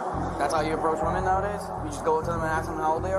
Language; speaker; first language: English; native; English